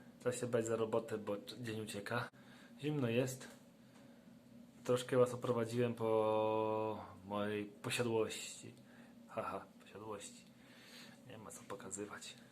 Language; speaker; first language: Polish; native; Polish